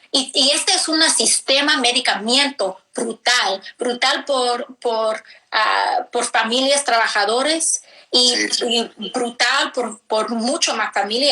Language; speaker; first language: Spanish; early bilingual, heritage; English